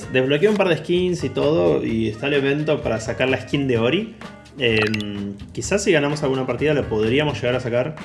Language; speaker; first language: Spanish; native; Spanish